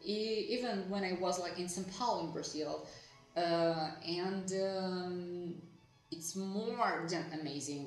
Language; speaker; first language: English; non-native, fluent; Portuguese